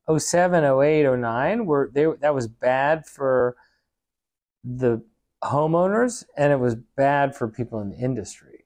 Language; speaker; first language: English; native; English